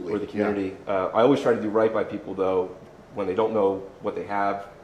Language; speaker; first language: English; native; English